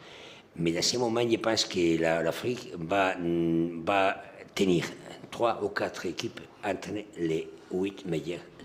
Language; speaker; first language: French; non-native, learner; Spanish